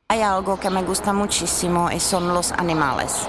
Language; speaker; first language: Spanish; non-native, learner; Czech